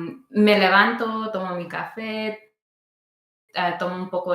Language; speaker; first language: Spanish; early bilingual, heritage; Spanish